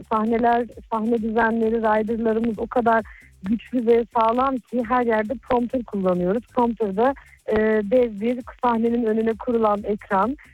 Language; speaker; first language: Turkish; early bilingual, heritage; Turkish